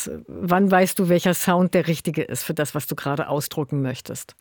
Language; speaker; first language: German; native; German